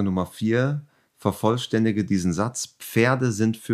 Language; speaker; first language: German; native; German